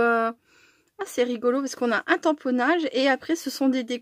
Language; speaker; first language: French; native; French